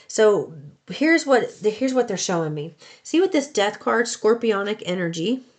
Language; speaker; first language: English; native; English